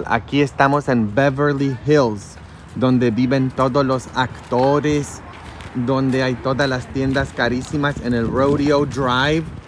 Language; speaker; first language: Spanish; early bilingual, heritage; Spanish